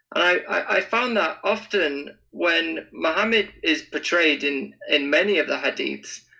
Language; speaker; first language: English; native; English